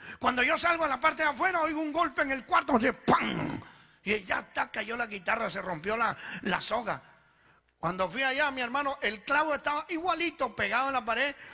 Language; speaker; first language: Spanish; early bilingual, other home language; Italian